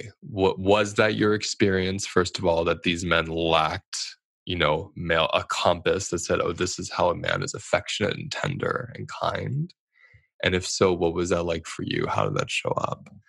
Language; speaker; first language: English; native; English